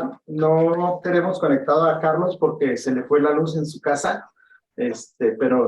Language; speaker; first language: Spanish; native; Spanish